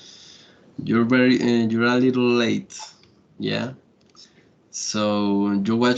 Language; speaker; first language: English; non-native, learner; Spanish